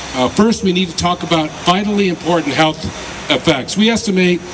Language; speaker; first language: English; native; English